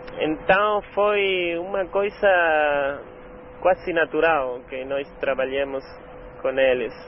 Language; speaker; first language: Portuguese; non-native, learner; Spanish